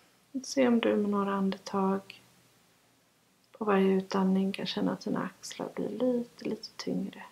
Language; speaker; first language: Swedish; native; Swedish